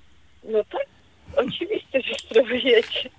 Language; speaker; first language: Polish; non-native, learner; Ukrainian